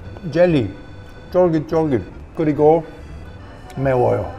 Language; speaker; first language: Korean; non-native, learner; Italian